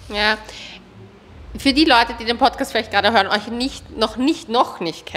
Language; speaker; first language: German; native; German